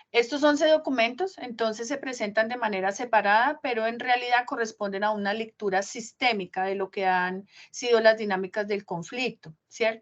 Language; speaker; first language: Spanish; native; Spanish